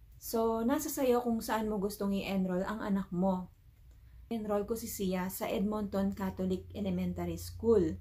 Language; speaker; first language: Filipino; native; Filipino